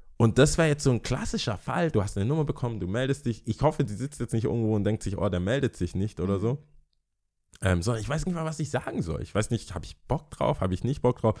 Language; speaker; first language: German; early bilingual, other home language; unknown